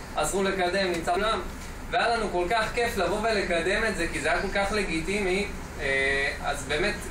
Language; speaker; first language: Hebrew; native; Hebrew